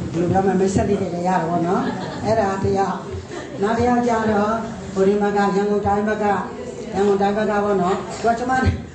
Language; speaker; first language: Burmese; native; Burmese